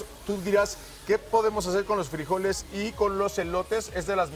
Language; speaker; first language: Spanish; native; Spanish